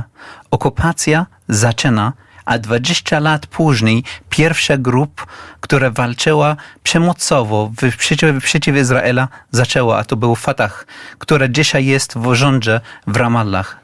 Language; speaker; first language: Polish; non-native, fluent; Arabic